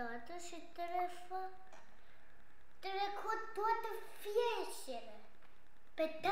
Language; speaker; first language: Romanian; non-native, learner; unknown